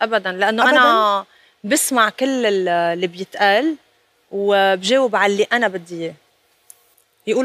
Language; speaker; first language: Arabic; native; Arabic